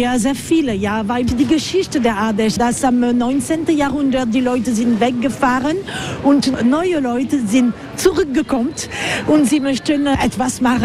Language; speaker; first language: German; non-native, learner; French